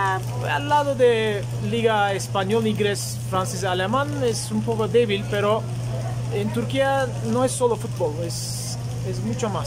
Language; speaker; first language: Spanish; non-native, fluent; Turkish